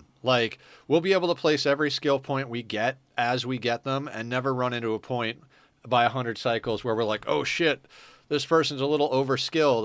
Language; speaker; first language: English; native; English